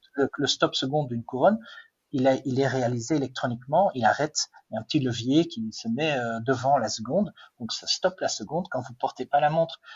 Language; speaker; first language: French; non-native, local second language; Dutch